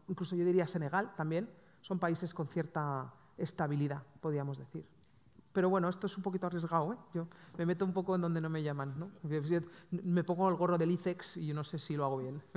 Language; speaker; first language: Spanish; native; Spanish